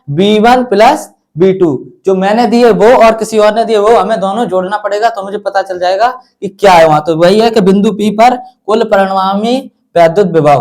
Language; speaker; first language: Hindi; native; Hindi